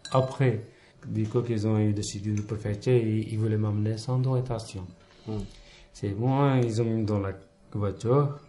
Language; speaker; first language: French; non-native, learner; Punjabi